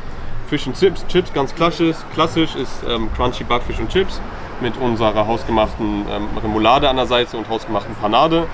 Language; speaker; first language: German; native; German